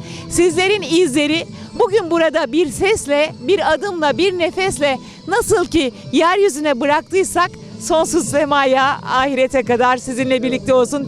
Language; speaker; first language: Turkish; native; Turkish